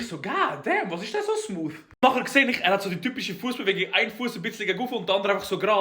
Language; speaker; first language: German; native; German